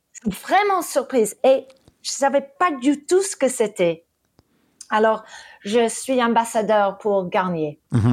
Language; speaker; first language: French; early bilingual, heritage; English